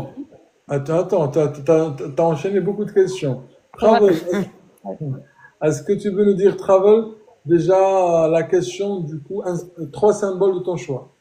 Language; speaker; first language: French; native; French